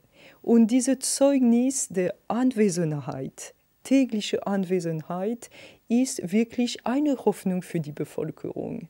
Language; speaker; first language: German; non-native, fluent; French